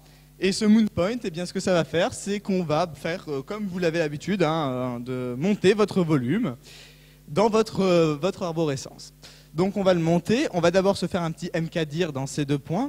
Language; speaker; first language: French; native; French